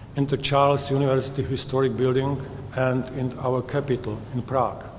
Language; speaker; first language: English; non-native, fluent; Czech